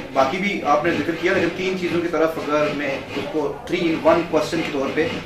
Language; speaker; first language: Urdu; non-native, local second language; Pahari-Potwari